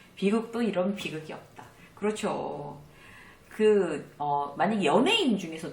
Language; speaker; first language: Korean; native; Korean